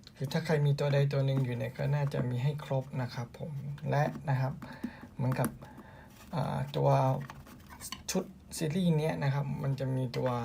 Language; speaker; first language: Thai; native; Thai